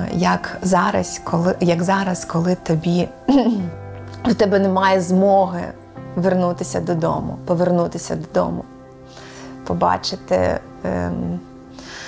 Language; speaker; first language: Ukrainian; native; Ukrainian